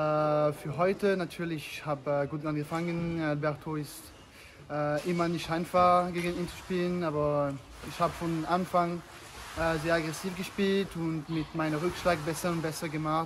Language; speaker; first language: German; non-native, fluent; French